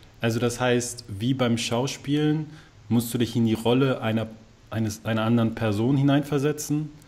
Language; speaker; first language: German; native; German